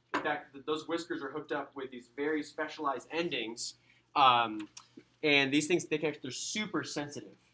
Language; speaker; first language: English; native; English